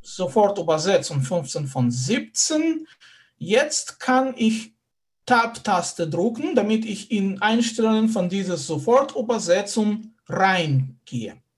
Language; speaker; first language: German; non-native, fluent; Russian